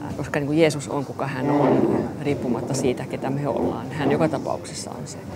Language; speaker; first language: Finnish; non-native, local second language; Swedish